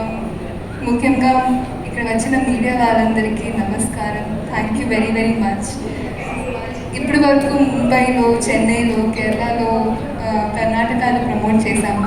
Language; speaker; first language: Telugu; non-native, fluent; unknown